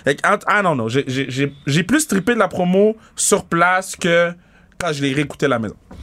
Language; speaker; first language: French; native; French